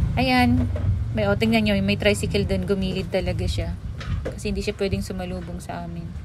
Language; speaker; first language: Filipino; non-native, local second language; Iloko